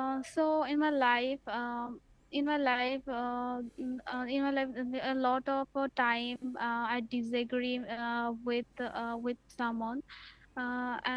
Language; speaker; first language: English; non-native, learner; Bangla